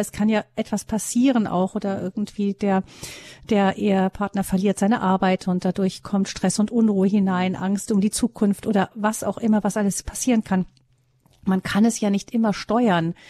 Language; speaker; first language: German; native; German